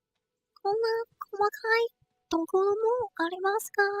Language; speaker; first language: Japanese; non-native, learner; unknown